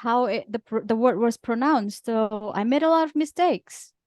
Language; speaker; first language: English; non-native, fluent; Indonesian